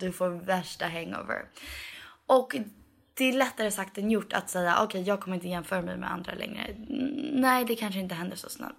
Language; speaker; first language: Swedish; early bilingual, heritage; Swedish